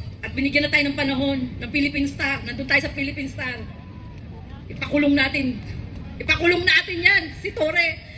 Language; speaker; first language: Filipino; native; Filipino